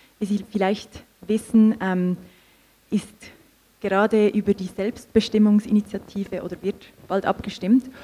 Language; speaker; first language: German; native; German